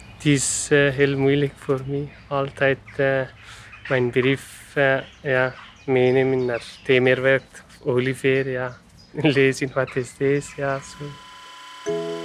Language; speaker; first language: Dutch; non-native, learner; Persian